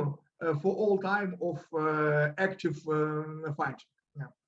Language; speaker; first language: English; non-native, learner; Russian